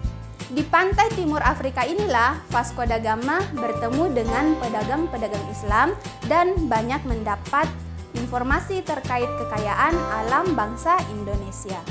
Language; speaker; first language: Indonesian; native; Indonesian